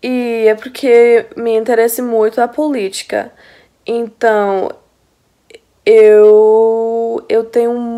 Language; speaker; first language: Portuguese; non-native, fluent; English